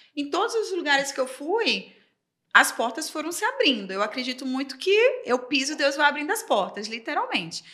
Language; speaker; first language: Portuguese; native; Portuguese